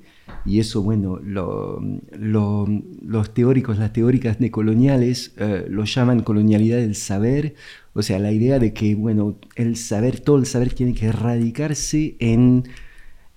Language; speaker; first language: Spanish; non-native, fluent; French